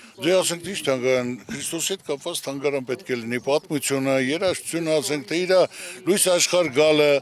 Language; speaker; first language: Armenian; native; Armenian